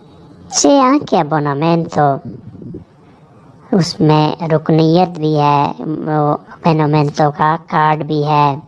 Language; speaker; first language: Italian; non-native, fluent; Urdu